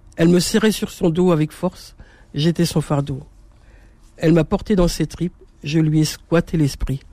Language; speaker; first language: French; native; French